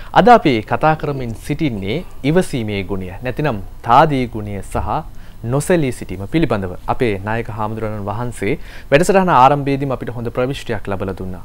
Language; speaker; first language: Sinhala; native; Sinhala